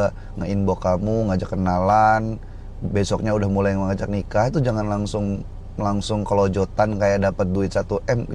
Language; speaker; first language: Indonesian; native; Indonesian